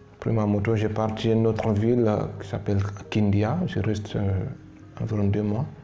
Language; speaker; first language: French; non-native, local second language; Fula